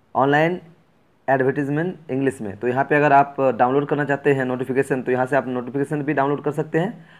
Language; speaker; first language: Hindi; native; Hindi